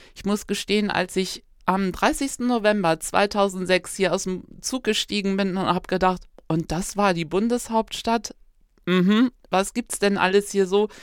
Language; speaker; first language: German; native; German